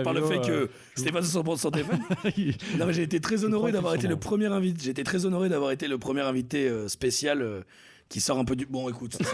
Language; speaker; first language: French; native; French